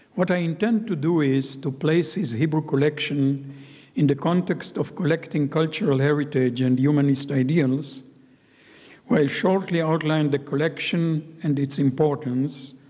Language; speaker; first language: English; non-native, fluent; Hebrew